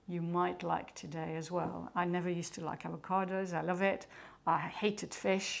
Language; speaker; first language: English; non-native, fluent; French